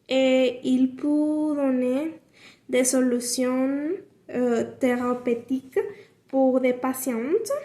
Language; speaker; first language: French; non-native, learner; Spanish